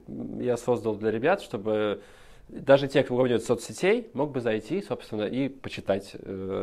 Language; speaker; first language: Russian; native; Russian